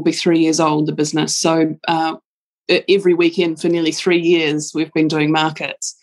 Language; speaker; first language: English; native; English